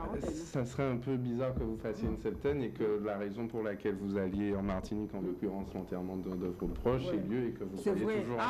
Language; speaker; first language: French; native; French